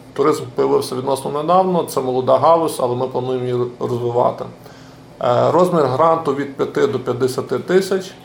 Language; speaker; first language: Ukrainian; native; Ukrainian